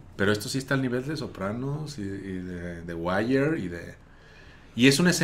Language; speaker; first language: Spanish; native; Spanish